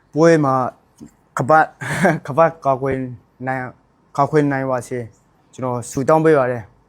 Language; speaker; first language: Burmese; non-native, local second language; Hakha Chin